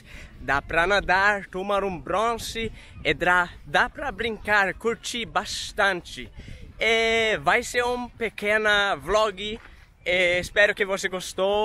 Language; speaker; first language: Portuguese; non-native, fluent; Swedish